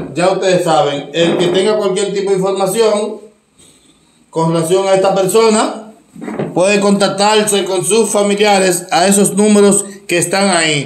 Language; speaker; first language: Spanish; native; Spanish